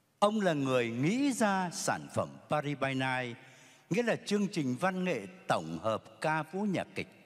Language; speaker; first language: Vietnamese; native; Vietnamese